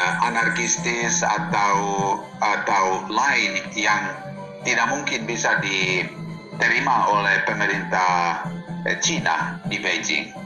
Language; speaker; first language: Indonesian; non-native, fluent; Finnish